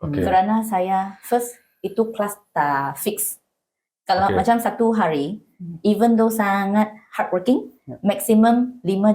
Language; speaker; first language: Indonesian; non-native, learner; Malay